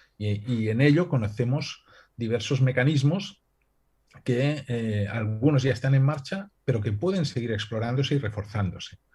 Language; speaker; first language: Spanish; non-native, local second language; Catalan